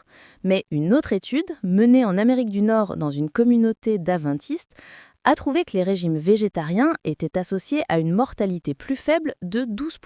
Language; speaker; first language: French; native; French